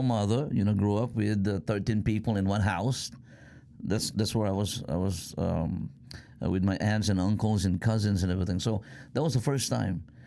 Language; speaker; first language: English; non-native, local second language; Filipino